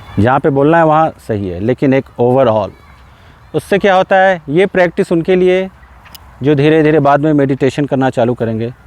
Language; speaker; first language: Hindi; native; Hindi